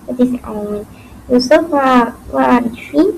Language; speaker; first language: Arabic; non-native, learner; Malay